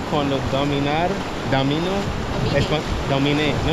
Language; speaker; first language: Spanish; non-native, learner; English